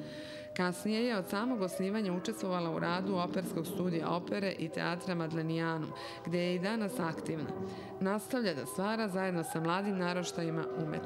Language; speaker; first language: Serbian; native; Serbian